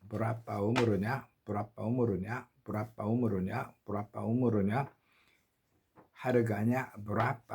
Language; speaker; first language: Indonesian; non-native, learner; Korean